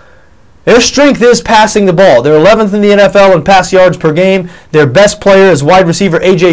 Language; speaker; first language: English; native; English